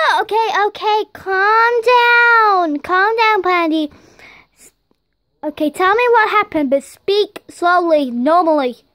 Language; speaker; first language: English; native; English